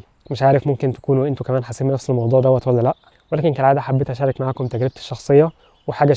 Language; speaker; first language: Arabic; native; Arabic